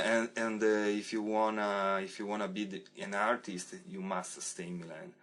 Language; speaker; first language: English; non-native, learner; Italian